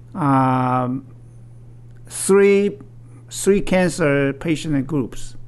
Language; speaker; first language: English; non-native, fluent; Chinese